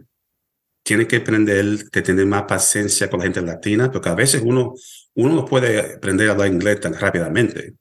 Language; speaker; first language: Spanish; early bilingual, heritage; Spanish